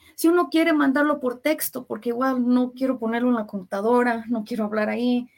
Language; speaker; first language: Spanish; early bilingual, heritage; Spanish